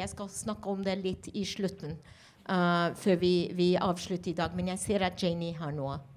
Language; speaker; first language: Norwegian; non-native, fluent; English